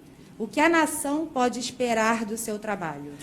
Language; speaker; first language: Portuguese; native; Portuguese